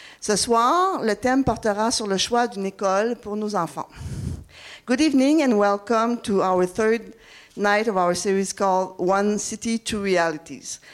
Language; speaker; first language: French; native; French